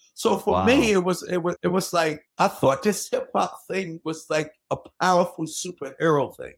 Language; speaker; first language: English; native; English